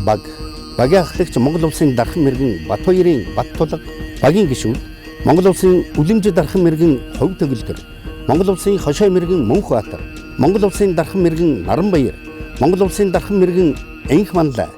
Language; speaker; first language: Mongolian; native; Mongolian